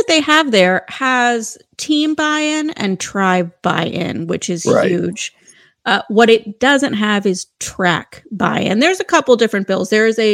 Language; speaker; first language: English; native; English